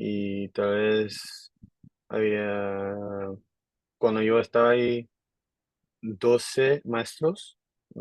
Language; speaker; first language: Spanish; non-native, learner; Dutch